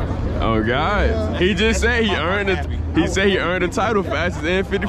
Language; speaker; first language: English; native; English